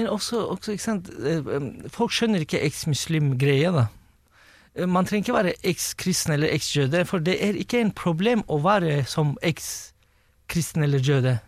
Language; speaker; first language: Norwegian; non-native, fluent; Turkish